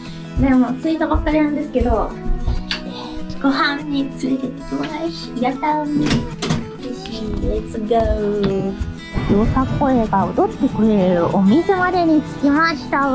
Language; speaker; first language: Japanese; non-native, fluent; Italian